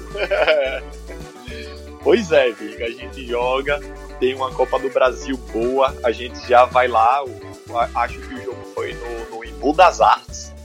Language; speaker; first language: Portuguese; native; Portuguese